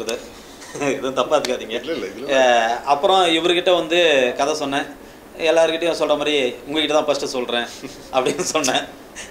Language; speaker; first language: Tamil; native; Tamil